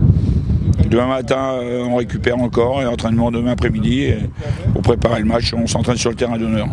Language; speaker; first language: French; native; French